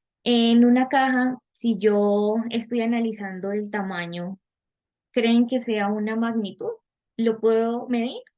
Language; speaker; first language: Spanish; native; Spanish